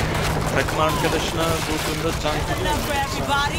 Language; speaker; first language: Turkish; early bilingual, heritage; Turkish